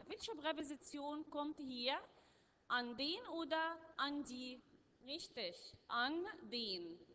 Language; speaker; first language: German; non-native, learner; Arabic